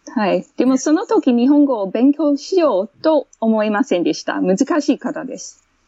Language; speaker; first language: Japanese; non-native, fluent; English